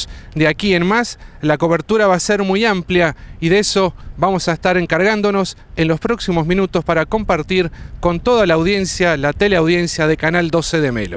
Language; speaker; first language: Spanish; native; Spanish